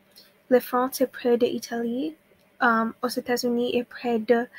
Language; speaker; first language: French; non-native, learner; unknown